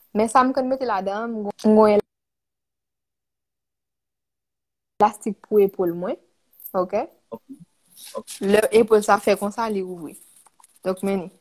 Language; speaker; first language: French; non-native, local second language; Haitian Creole